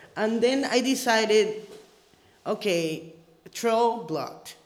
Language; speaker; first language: English; early bilingual, other home language; Spanish